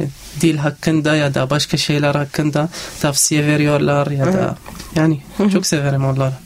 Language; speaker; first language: Turkish; non-native, learner; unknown